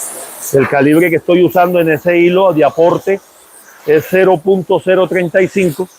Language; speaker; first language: Spanish; native; Spanish